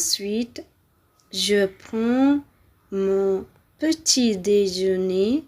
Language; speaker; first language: French; non-native, fluent; Tamil